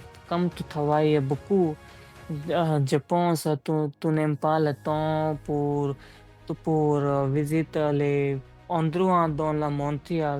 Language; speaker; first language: French; non-native, learner; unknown